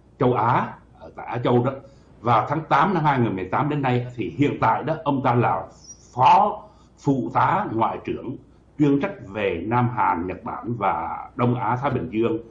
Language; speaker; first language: Vietnamese; native; Vietnamese